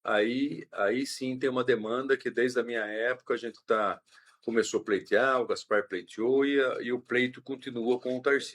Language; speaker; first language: Portuguese; native; Portuguese